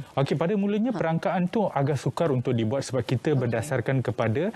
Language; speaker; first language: Malay; native; Malay